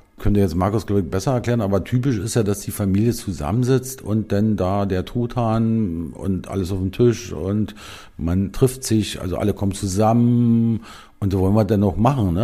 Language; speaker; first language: German; native; German